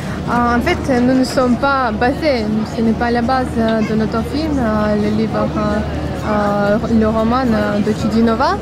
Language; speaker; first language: French; non-native, fluent; Russian